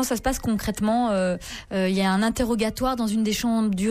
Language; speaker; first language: French; native; French